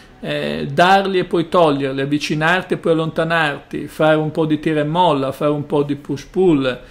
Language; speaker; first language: Italian; native; Italian